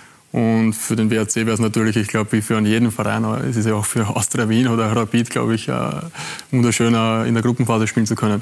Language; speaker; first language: German; native; German